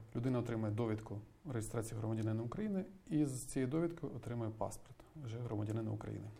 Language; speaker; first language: Ukrainian; native; Ukrainian